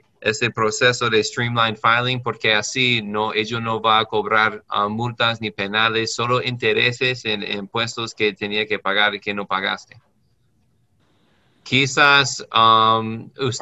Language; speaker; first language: Spanish; non-native, learner; English